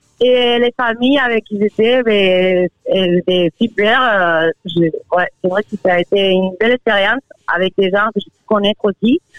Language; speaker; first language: French; non-native, fluent; Spanish